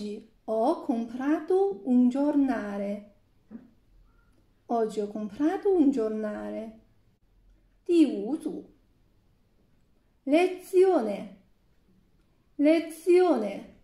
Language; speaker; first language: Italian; non-native, fluent; Chinese